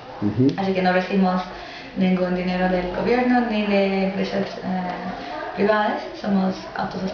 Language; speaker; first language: Spanish; non-native, fluent; English